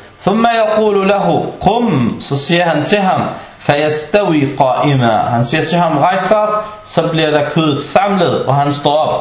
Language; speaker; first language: Danish; early bilingual, other home language; Arabic